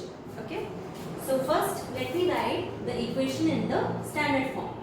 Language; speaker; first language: English; non-native, local second language; Hindi